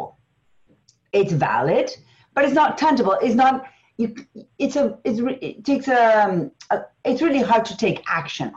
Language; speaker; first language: English; non-native, fluent; Spanish